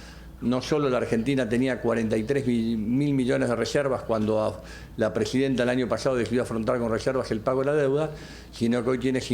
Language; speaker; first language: Spanish; native; Spanish